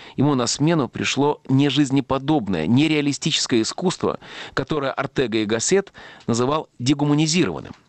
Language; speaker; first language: Russian; native; Russian